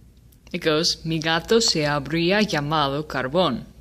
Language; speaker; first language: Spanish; non-native, learner; English